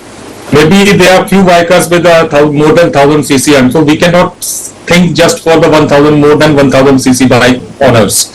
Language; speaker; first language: English; non-native, local second language; Hindi